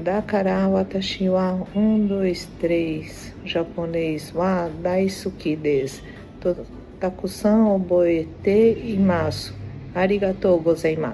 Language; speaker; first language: Japanese; non-native, learner; Portuguese